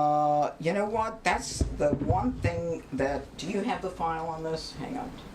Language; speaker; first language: English; native; English